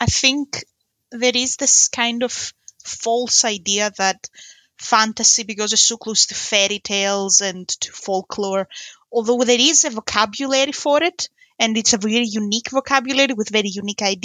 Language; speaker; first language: English; non-native, fluent; Greek